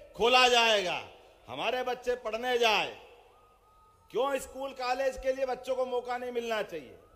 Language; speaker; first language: Hindi; native; Hindi